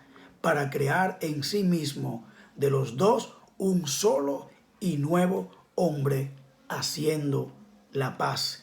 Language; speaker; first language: Spanish; native; Spanish